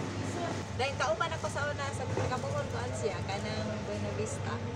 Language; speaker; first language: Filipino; non-native, local second language; Cebuano